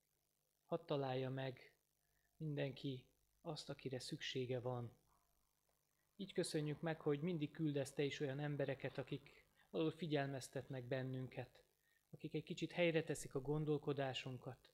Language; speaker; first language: Hungarian; native; Hungarian